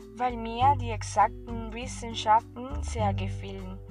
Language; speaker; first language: German; non-native, fluent; Spanish